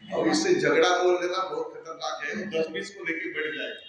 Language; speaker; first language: Hindi; non-native, local second language; Marathi